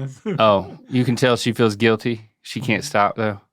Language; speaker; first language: English; native; English